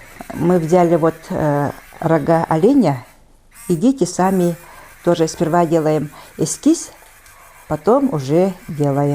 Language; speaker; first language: Russian; non-native, local second language; Yakut